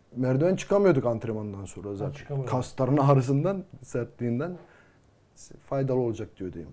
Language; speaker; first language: Turkish; native; Turkish